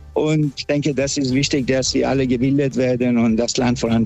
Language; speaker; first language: German; non-native, fluent; Persian